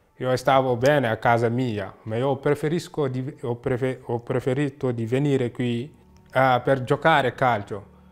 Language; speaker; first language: Italian; non-native, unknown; Wolof